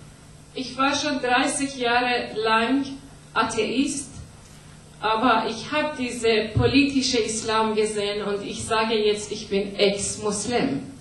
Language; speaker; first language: German; non-native, learner; Persian